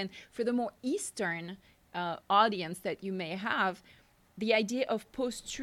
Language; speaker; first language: English; non-native, fluent; French